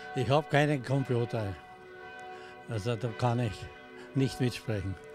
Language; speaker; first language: German; native; German